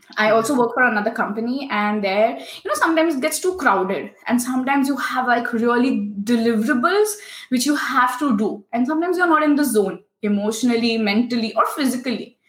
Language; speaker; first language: English; non-native, local second language; Hindi